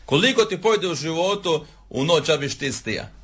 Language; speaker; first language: Serbian; native; Serbian